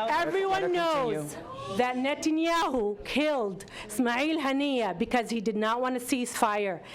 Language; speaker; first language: English; non-native, fluent; Arabic